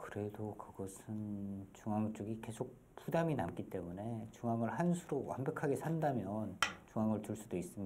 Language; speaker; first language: Korean; native; Korean